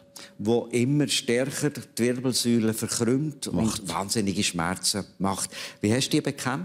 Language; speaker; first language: German; native; German